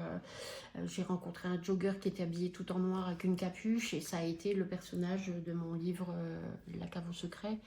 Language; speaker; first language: French; native; French